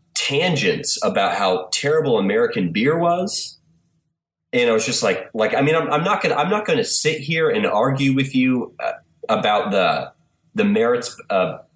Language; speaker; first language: English; native; English